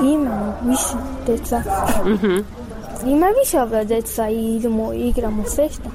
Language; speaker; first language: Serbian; non-native, learner; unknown